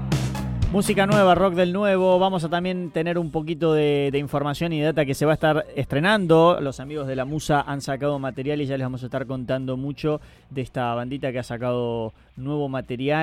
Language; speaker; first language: Spanish; native; Spanish